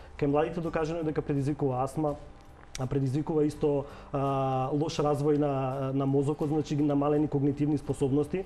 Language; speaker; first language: Macedonian; native; Macedonian